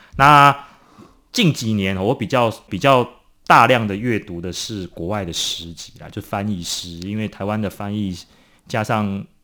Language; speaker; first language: Chinese; native; Chinese